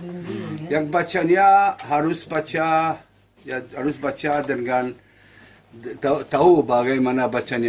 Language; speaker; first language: Indonesian; non-native, learner; Hebrew